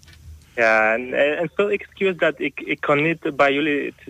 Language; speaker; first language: Dutch; non-native, learner; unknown